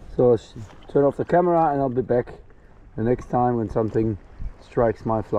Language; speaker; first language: English; non-native, fluent; Danish